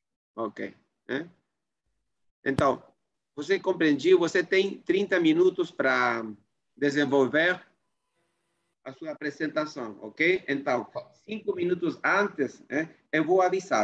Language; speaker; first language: Portuguese; non-native, fluent; Spanish